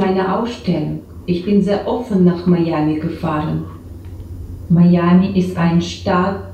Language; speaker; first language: German; non-native, learner; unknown